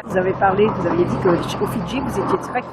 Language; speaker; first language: French; native; French